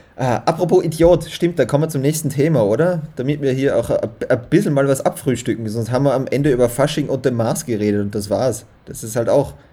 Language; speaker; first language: German; native; German